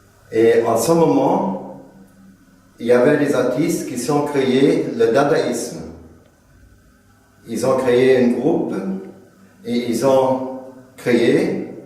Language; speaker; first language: French; non-native, fluent; German